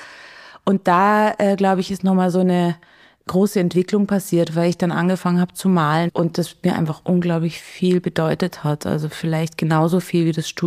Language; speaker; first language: German; native; German